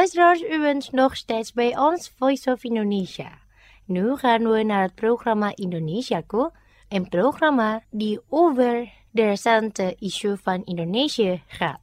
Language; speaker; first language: Dutch; non-native, fluent; Indonesian